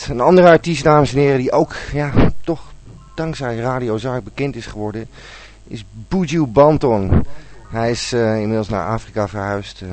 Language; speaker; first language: Dutch; native; Dutch